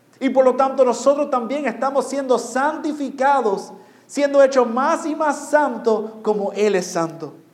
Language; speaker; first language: Spanish; non-native, fluent; English